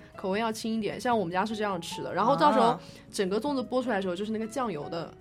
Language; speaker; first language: Chinese; native; Chinese